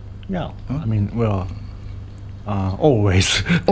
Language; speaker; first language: English; non-native, learner; Japanese